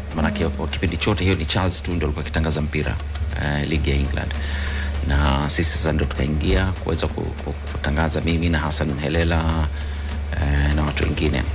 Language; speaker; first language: Swahili; native; Swahili